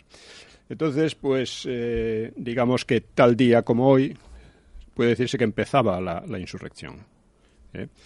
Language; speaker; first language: Spanish; native; Spanish